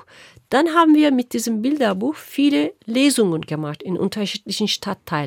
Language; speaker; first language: German; non-native, local second language; Turkish